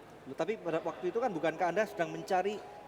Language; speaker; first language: Indonesian; native; Indonesian